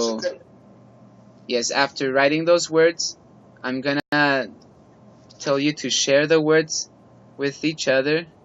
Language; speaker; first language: English; non-native, fluent; Spanish